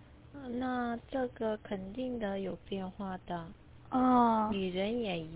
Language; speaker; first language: Chinese; non-native, learner; Korean